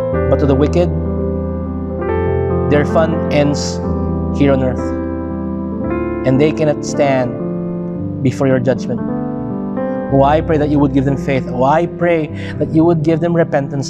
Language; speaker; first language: English; non-native, local second language; Filipino